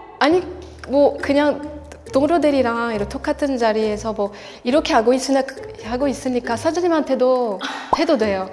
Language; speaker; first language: Korean; non-native, learner; French